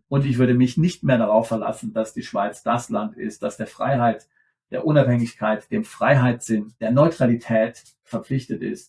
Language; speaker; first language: German; native; German